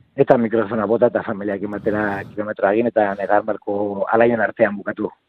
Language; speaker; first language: Basque; non-native, local second language; Spanish